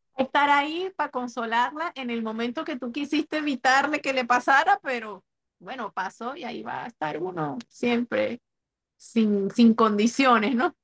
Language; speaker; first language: Spanish; native; Spanish